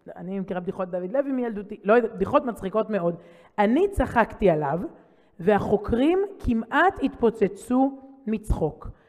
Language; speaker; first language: Hebrew; native; Hebrew